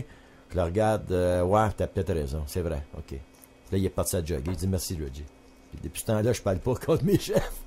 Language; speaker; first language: French; native; French